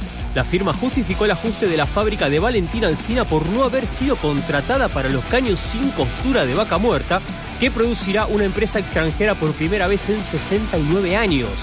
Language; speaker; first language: Spanish; native; Spanish